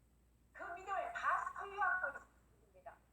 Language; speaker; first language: Korean; native; Korean